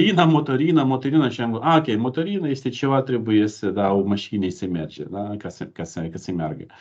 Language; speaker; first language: Romanian; non-native, learner; Ukrainian